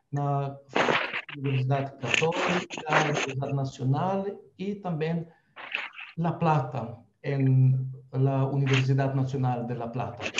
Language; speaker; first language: Spanish; non-native, fluent; Slovenian